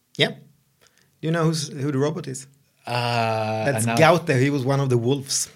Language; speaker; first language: English; non-native, fluent; Swedish